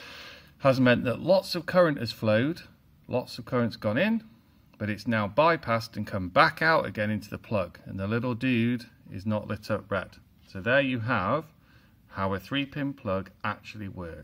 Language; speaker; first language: English; native; English